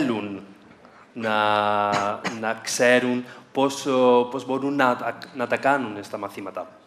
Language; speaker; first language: Greek; non-native, fluent; Spanish